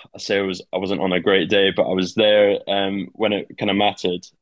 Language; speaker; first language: English; native; English